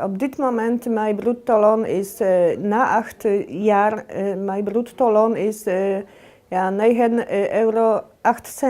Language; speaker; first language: Dutch; non-native, learner; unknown